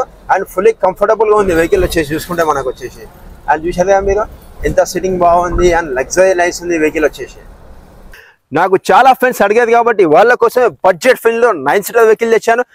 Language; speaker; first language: Telugu; native; Telugu